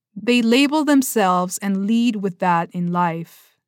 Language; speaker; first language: English; non-native, fluent; Spanish